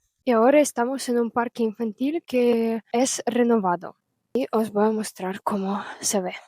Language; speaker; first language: Spanish; non-native, fluent; Russian